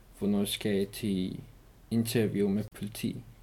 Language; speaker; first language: Danish; non-native, learner; Persian